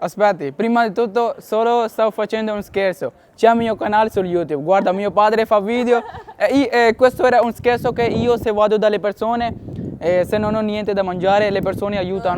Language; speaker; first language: Italian; non-native, learner; Urdu